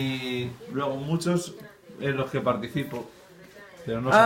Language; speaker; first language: Spanish; native; Spanish